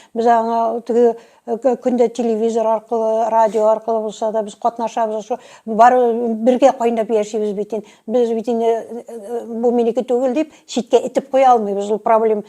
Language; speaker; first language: Tatar; native; Tatar